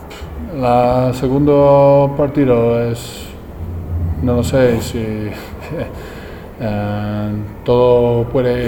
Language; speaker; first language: Spanish; non-native, learner; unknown